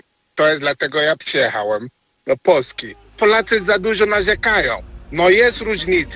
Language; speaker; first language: Polish; non-native, learner; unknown